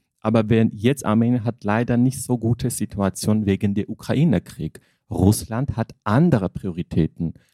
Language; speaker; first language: German; non-native, fluent; Armenian